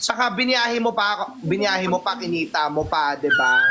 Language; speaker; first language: Filipino; native; Filipino